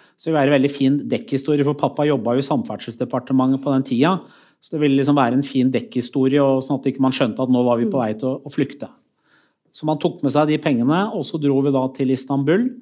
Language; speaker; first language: Norwegian; early bilingual, other home language; Persian